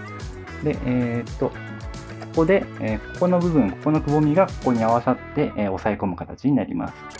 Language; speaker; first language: Japanese; native; Japanese